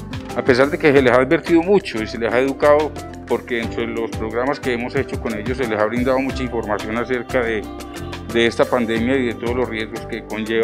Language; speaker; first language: Spanish; native; Spanish